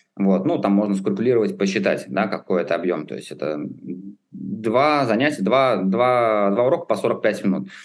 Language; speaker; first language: Russian; native; Russian